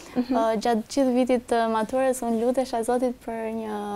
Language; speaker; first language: Albanian; native; Albanian